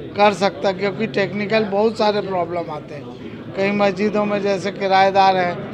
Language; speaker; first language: Hindi; native; Hindi